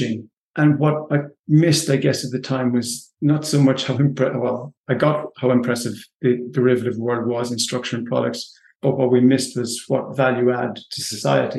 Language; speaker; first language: English; native; English